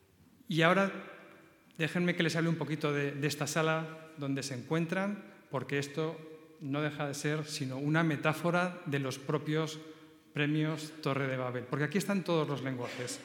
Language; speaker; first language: Spanish; native; Spanish